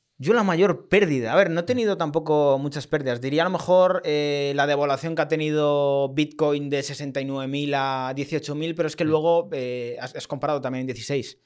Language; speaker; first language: Spanish; native; Spanish